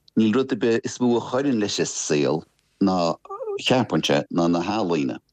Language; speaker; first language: Irish; non-native, local second language; English